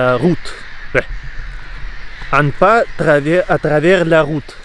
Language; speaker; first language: French; non-native, learner; Russian